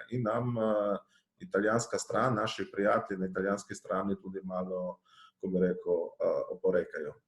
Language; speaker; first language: Slovenian; native; Slovenian